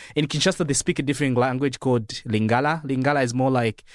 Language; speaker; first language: English; non-native, fluent; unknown